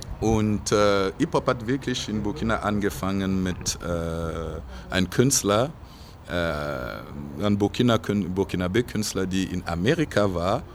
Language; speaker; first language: German; non-native, fluent; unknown